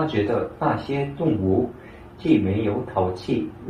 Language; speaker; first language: Chinese; non-native, learner; Korean